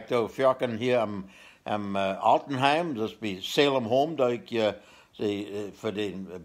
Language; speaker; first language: German; non-native, learner; Plautdietsch